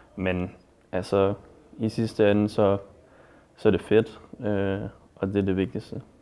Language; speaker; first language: Danish; native; Danish